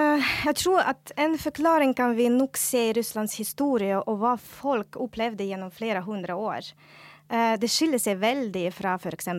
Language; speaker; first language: Norwegian; non-native, fluent; Russian